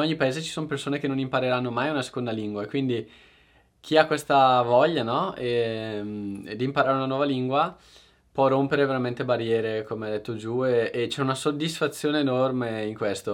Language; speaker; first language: Italian; native; Italian